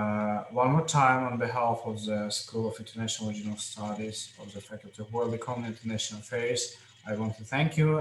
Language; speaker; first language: English; non-native, fluent; Russian